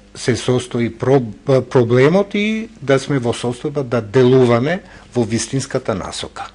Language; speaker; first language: Macedonian; non-native, local second language; Albanian